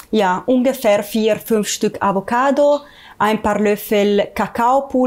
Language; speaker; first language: German; non-native, learner; Italian